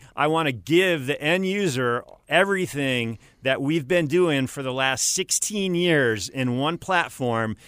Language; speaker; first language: English; native; English